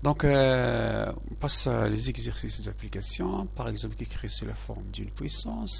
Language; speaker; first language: French; non-native, local second language; Arabic